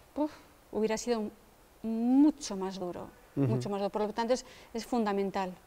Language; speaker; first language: Spanish; native; Spanish